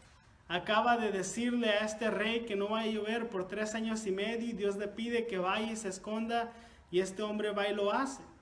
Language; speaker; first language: Spanish; native; Spanish